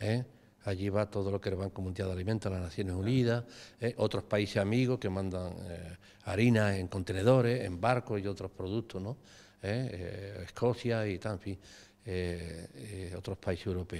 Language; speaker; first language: Spanish; native; Spanish